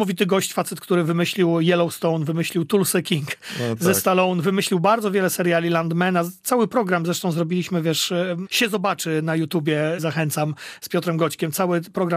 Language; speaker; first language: Polish; native; Polish